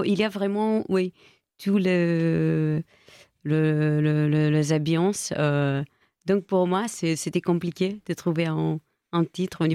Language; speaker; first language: French; non-native, fluent; Greek